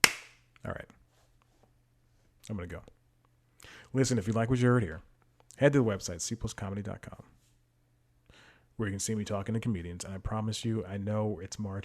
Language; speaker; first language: English; native; English